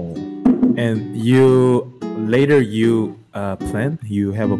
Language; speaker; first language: English; non-native, learner; Korean